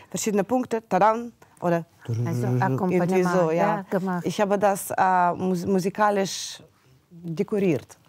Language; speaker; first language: German; non-native, fluent; Russian